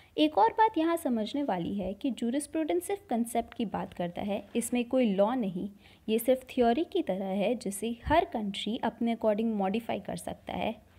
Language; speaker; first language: Hindi; native; Hindi